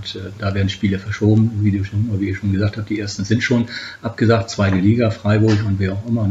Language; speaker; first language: German; native; German